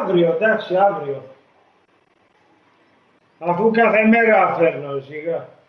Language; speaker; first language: Greek; native; Greek